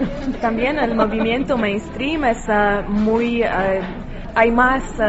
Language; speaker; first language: Spanish; non-native, learner; Polish